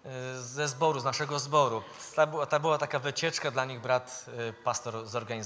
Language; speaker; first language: Polish; native; Polish